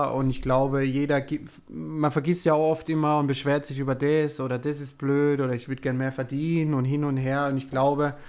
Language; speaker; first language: German; native; German